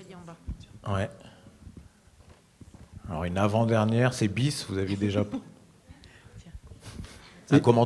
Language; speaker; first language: French; native; French